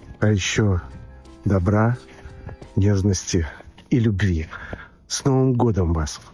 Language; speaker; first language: Russian; native; Russian